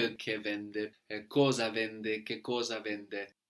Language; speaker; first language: Italian; non-native, fluent; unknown